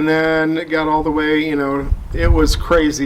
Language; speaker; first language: English; native; English